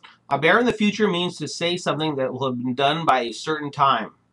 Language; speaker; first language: English; native; English